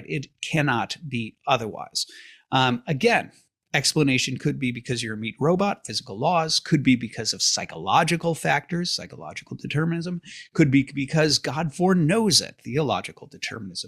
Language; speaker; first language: English; native; English